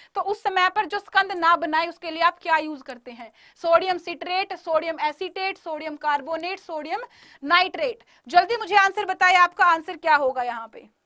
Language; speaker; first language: Hindi; native; Hindi